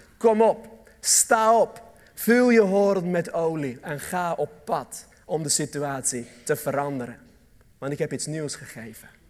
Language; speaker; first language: Dutch; early bilingual, other home language; Armenian